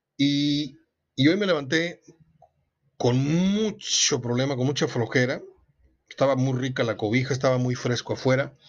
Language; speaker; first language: Spanish; native; Spanish